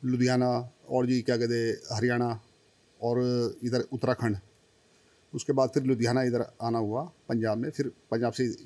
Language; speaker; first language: Hindi; native; Hindi